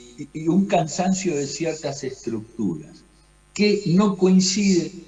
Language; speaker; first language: Spanish; native; Spanish